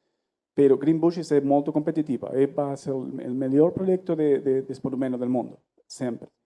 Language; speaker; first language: Spanish; non-native, learner; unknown